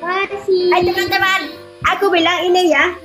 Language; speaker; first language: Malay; non-native, learner; Vietnamese